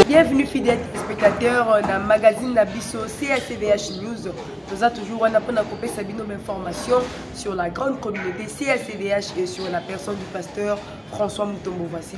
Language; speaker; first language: French; non-native, local second language; Lingala